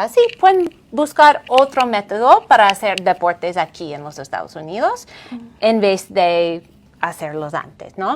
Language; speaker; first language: Spanish; non-native, fluent; English